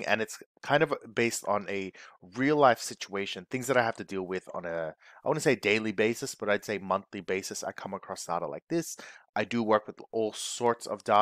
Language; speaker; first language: English; native; English